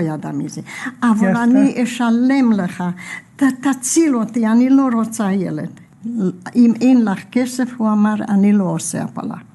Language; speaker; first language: Hebrew; non-native, fluent; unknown